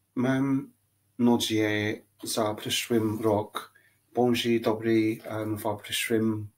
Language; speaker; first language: Polish; non-native, learner; English